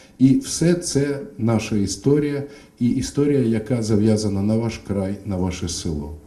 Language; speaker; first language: Ukrainian; native; Ukrainian